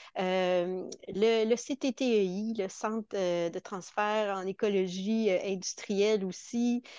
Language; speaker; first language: French; native; French